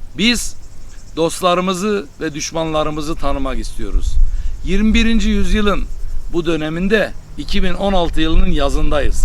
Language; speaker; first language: Turkish; non-native, local second language; Armenian